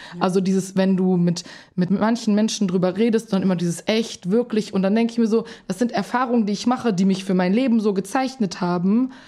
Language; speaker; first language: German; early bilingual, other home language; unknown